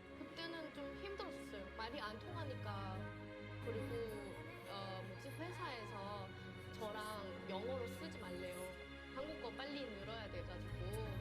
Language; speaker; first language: Korean; non-native, fluent; Thai